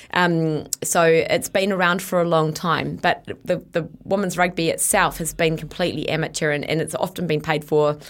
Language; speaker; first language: English; native; English